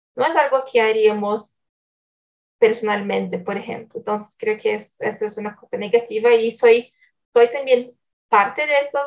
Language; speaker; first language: Spanish; non-native, learner; Portuguese